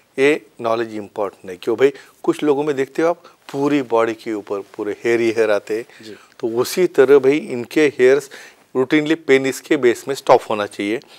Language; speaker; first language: Hindi; non-native, local second language; Marathi